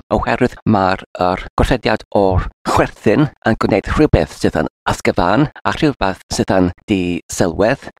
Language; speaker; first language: Welsh; non-native, learner; English